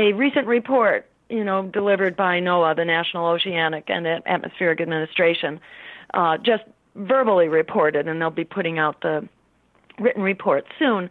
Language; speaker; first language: English; native; English